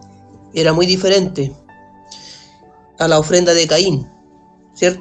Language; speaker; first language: Spanish; native; Spanish